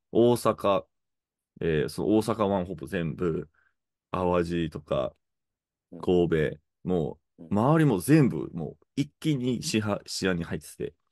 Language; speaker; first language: Japanese; native; Japanese